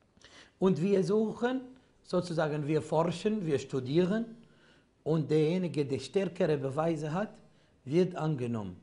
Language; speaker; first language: German; non-native, fluent; Arabic